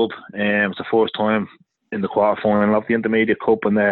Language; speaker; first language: English; native; English